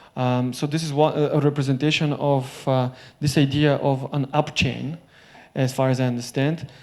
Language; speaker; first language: English; non-native, fluent; Bulgarian